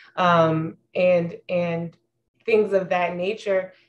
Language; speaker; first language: English; native; English